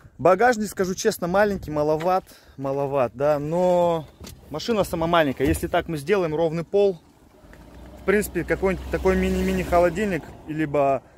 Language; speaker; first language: Russian; native; Russian